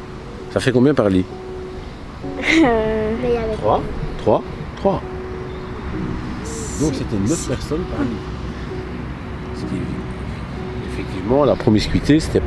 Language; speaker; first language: French; native; French